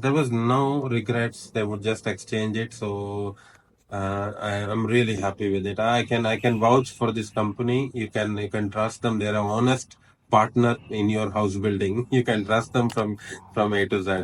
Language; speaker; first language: English; non-native, local second language; Malayalam